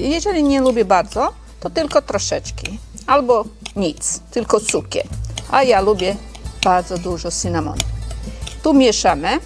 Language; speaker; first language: Polish; non-native, learner; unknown